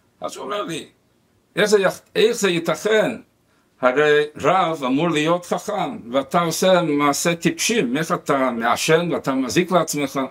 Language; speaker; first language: Hebrew; non-native, fluent; Spanish